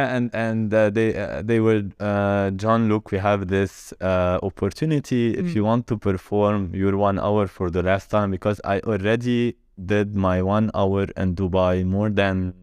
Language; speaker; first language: English; non-native, fluent; Arabic